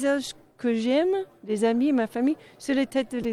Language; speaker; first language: French; non-native, fluent; English